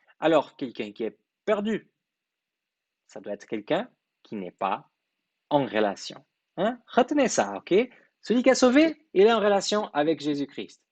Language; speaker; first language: French; non-native, fluent; Portuguese